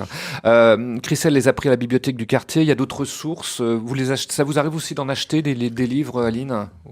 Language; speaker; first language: French; native; French